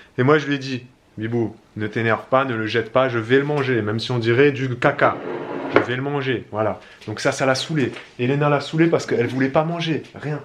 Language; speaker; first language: French; native; French